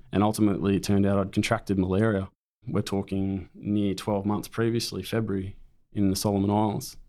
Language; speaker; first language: English; native; English